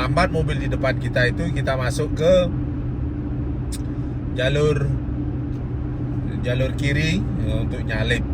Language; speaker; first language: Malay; non-native, local second language; Balinese